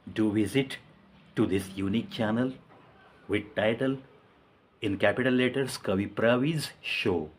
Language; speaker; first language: English; non-native, local second language; Marathi